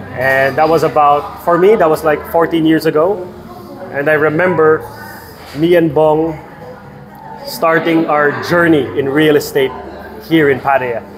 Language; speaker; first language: English; non-native, local second language; Filipino